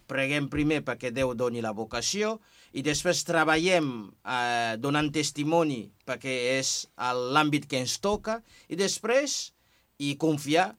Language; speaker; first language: Catalan; non-native, fluent; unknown